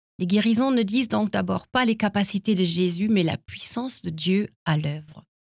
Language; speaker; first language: French; non-native, fluent; German